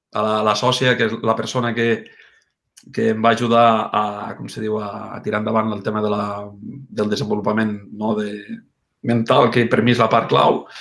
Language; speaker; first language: Catalan; native; Catalan